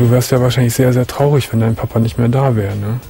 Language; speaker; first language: German; native; German